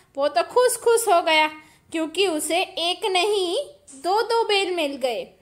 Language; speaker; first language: Hindi; non-native, local second language; Gujarati